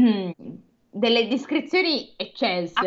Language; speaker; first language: Italian; native; Italian